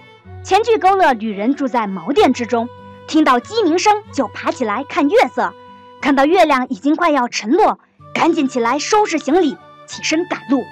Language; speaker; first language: Chinese; native; Chinese